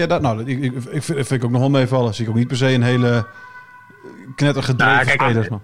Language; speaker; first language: Dutch; native; Dutch